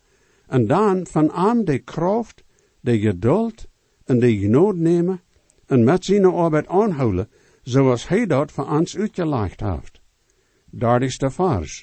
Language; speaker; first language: Dutch; non-native, learner; Plautdietsch